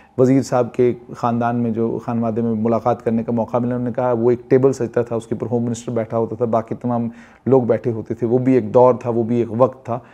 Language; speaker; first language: Hindi; non-native, local second language; Kashmiri